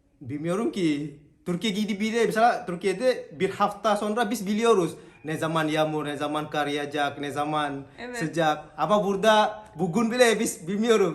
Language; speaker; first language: Turkish; non-native, learner; Indonesian